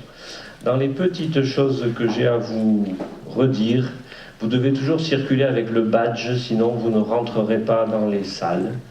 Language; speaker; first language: French; native; French